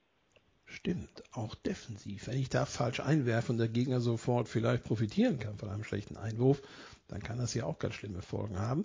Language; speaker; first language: German; native; German